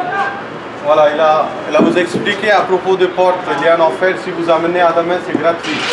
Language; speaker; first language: French; non-native, learner; Hindi